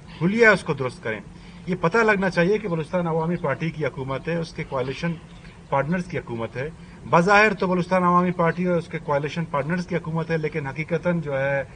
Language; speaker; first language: Urdu; non-native, local second language; Baluchi